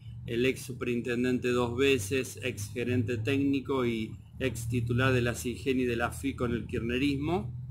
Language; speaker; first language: Spanish; native; Spanish